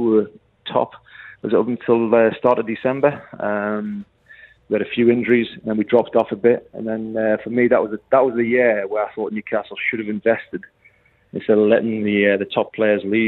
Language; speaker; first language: English; native; English